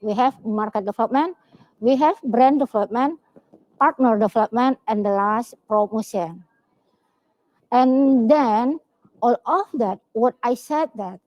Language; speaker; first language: English; non-native, learner; Indonesian